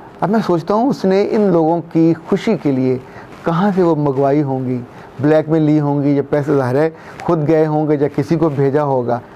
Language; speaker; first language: Urdu; non-native, local second language; Punjabi